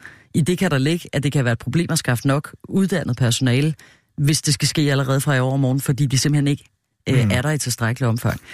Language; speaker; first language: Danish; native; Danish